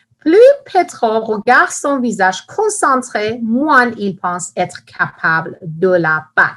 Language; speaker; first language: French; non-native, fluent; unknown